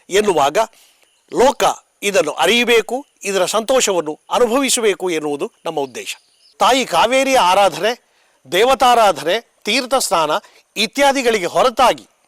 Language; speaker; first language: Kannada; native; Kannada